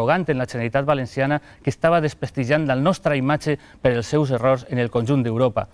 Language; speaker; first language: Catalan; non-native, local second language; Spanish